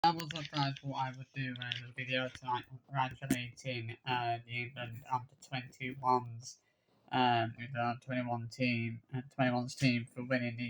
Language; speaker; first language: English; native; English